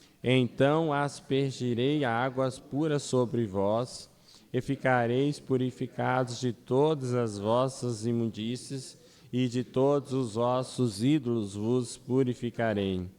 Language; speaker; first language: Portuguese; native; Portuguese